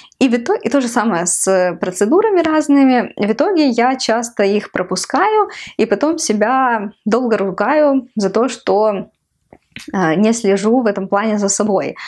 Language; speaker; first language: Russian; non-native, local second language; Ukrainian